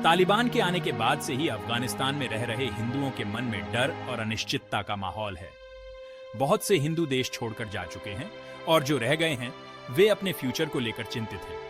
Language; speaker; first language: Hindi; native; Hindi